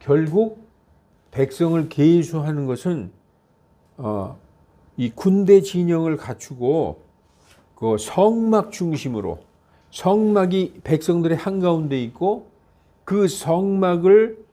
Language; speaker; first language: Korean; native; Korean